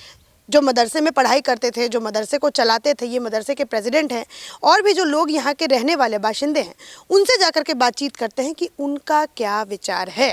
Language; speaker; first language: Hindi; native; Hindi